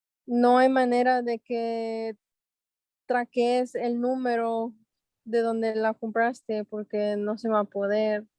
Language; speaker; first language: Spanish; early bilingual, heritage; Spanish